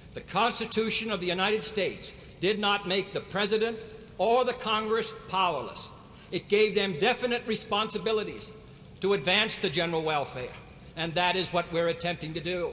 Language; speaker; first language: English; native; English